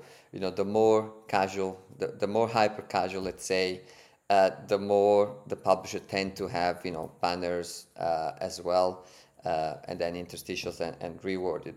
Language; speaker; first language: English; non-native, fluent; Italian